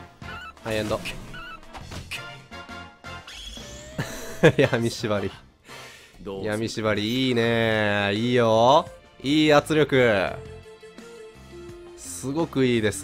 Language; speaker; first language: Japanese; native; Japanese